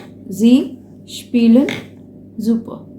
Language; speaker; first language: German; non-native, fluent; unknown